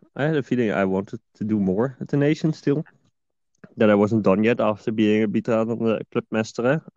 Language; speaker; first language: English; non-native, fluent; Dutch